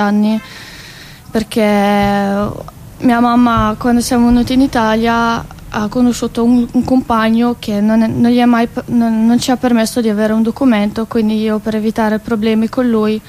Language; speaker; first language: Italian; non-native, fluent; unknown